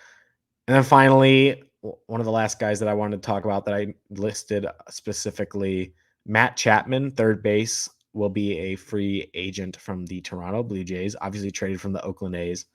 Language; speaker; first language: English; native; English